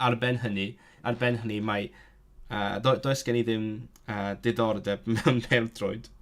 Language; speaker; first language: Welsh; non-native, learner; Cantonese